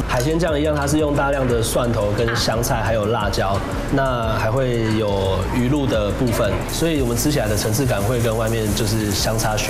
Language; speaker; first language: Chinese; native; Chinese